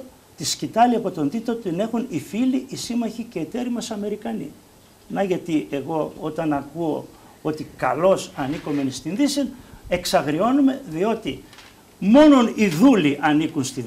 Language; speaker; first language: Greek; native; Greek